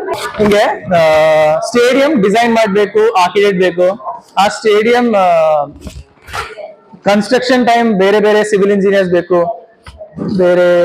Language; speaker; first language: Kannada; non-native, learner; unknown